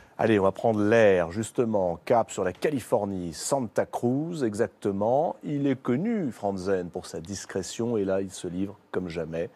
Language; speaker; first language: French; native; French